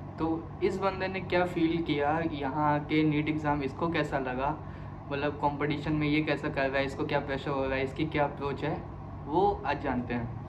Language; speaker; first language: Hindi; native; Hindi